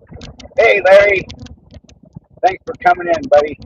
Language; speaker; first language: English; native; English